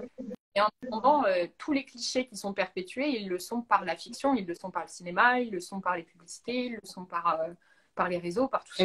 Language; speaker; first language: French; native; French